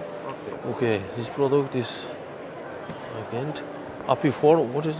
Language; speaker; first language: English; non-native, learner; Uzbek